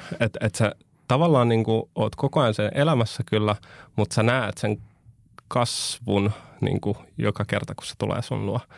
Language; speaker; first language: Finnish; early bilingual, other home language; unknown